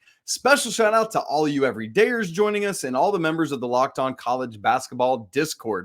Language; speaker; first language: English; native; English